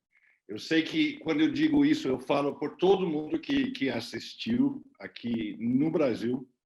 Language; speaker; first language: Portuguese; non-native, fluent; English